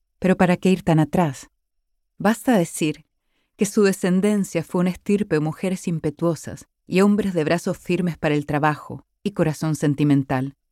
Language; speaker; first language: Spanish; native; Spanish